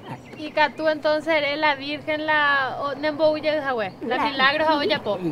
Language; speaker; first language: Spanish; native; Spanish